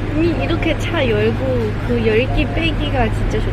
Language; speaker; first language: Korean; non-native, fluent; Chinese